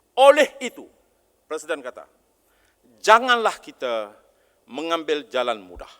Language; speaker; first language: Malay; native; Malay